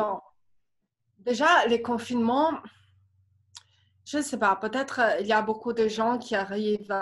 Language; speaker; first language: French; non-native, fluent; Italian